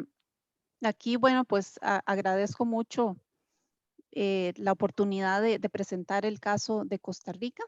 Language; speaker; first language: Spanish; native; Spanish